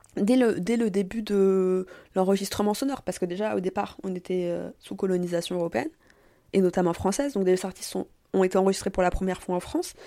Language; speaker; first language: French; native; French